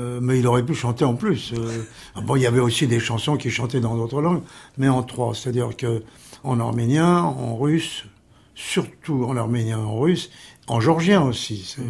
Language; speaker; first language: French; early bilingual, other home language; Armenian